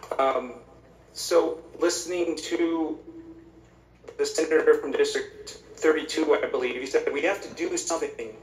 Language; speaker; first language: English; native; English